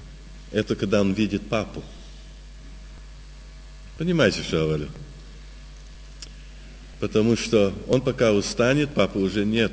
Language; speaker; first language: Russian; early bilingual, heritage; Russian